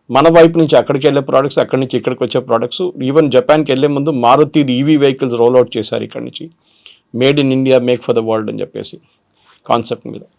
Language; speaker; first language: Telugu; non-native, local second language; Malayalam